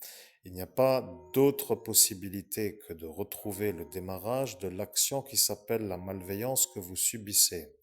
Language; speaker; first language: French; native; French